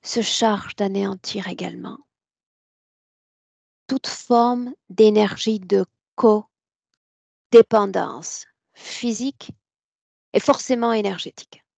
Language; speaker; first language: French; native; French